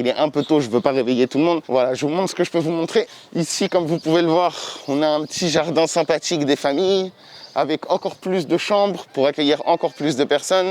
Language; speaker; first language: French; native; French